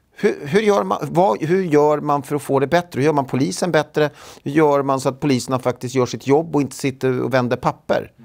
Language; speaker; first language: Swedish; native; Swedish